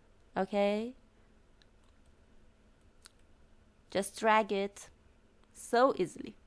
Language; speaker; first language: English; non-native, fluent; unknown